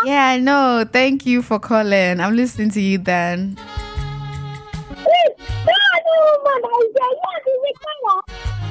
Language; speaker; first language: English; non-native, local second language; Yoruba